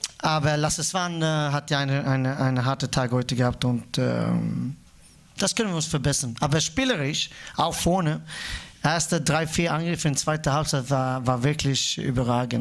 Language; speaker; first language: German; non-native, fluent; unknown